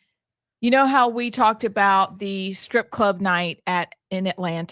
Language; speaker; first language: English; native; English